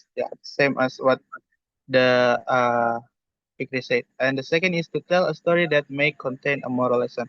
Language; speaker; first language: English; non-native, learner; Indonesian